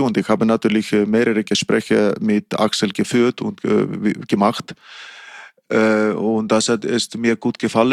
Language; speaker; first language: German; non-native, fluent; Icelandic